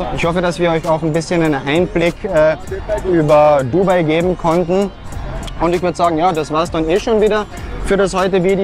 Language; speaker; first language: German; native; German